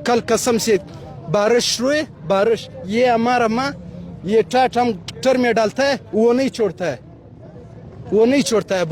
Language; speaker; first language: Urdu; non-native, learner; Pashto